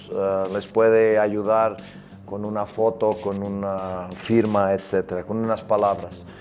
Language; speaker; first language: Spanish; non-native, fluent; Portuguese